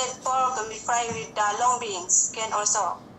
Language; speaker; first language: English; non-native, learner; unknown